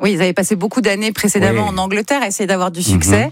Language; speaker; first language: French; native; French